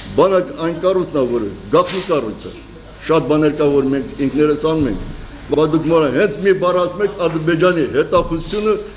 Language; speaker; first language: Armenian; native; Armenian